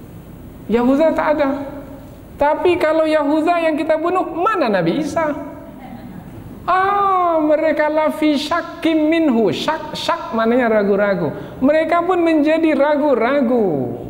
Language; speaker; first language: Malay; native; Malay